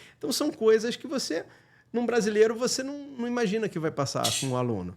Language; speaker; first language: Portuguese; native; Portuguese